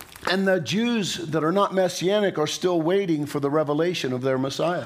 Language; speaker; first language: English; native; English